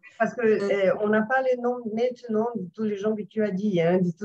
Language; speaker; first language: French; non-native, fluent; Portuguese